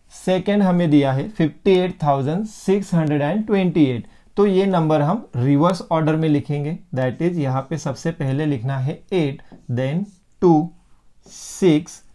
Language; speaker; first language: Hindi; non-native, local second language; Marathi